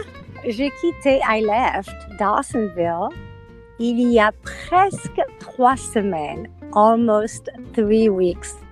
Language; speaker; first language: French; non-native, learner; English